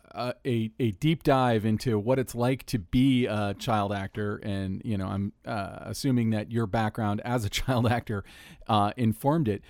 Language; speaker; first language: English; native; English